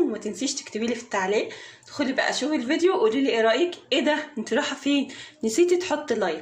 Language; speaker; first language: Arabic; native; Arabic